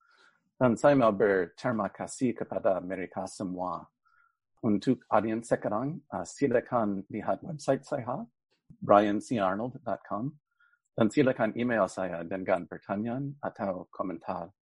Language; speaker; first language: Indonesian; non-native, fluent; English